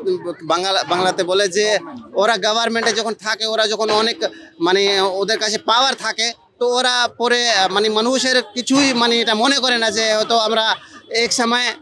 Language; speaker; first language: Bangla; non-native, fluent; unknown